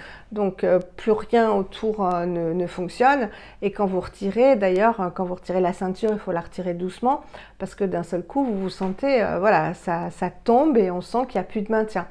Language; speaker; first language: French; native; French